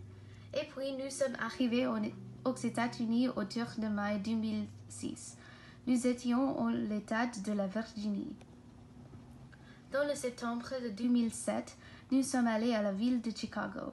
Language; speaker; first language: French; non-native, learner; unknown